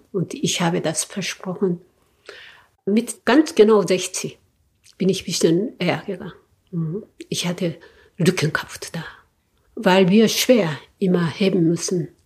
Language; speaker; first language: German; non-native, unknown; Korean